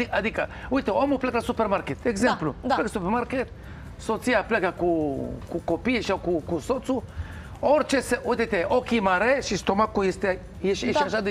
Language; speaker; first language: Romanian; non-native, learner; Hebrew